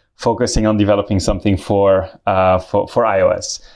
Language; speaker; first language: English; non-native, fluent; Arabic